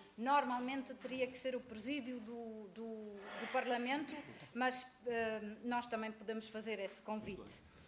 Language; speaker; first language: Portuguese; native; Portuguese